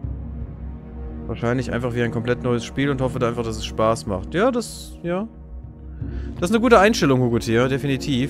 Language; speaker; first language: German; native; German